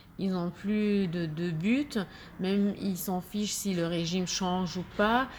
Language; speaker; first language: French; non-native, fluent; Arabic